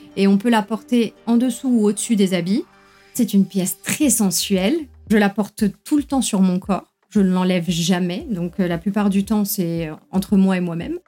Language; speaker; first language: French; non-native, local second language; Arabic